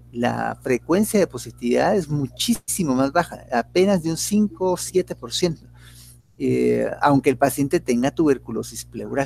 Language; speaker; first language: Spanish; native; Spanish